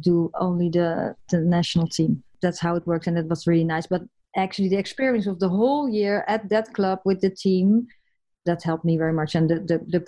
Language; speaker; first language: English; non-native, fluent; Dutch